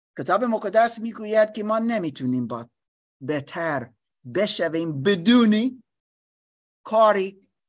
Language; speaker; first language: Persian; non-native, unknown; English